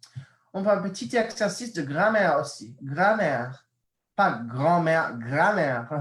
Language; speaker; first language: French; non-native, fluent; English